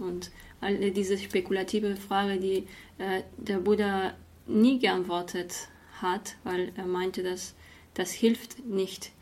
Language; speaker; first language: German; non-native, fluent; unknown